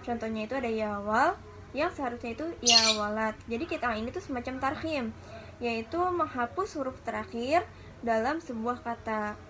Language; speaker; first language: Indonesian; native; Indonesian